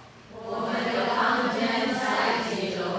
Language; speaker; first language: Chinese; non-native, learner; Filipino